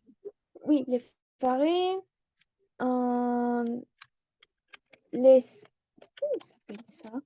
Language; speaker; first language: French; non-native, learner; Spanish